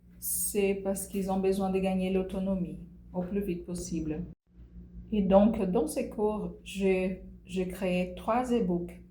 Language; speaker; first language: French; non-native, fluent; Portuguese